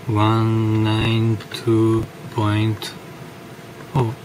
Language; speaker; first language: English; non-native, learner; Japanese